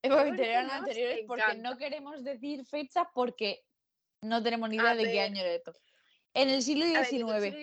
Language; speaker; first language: Spanish; native; Spanish